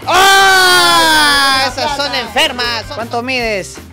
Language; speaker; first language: Spanish; native; Spanish